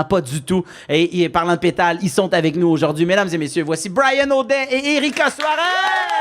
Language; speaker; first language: French; native; French